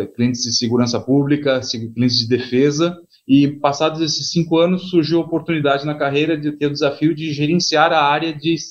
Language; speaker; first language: Portuguese; native; Portuguese